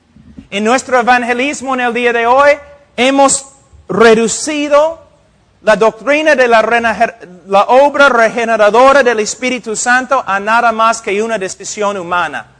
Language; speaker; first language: Spanish; non-native, fluent; English